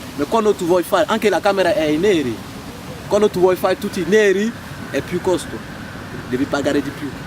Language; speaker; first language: Italian; non-native, learner; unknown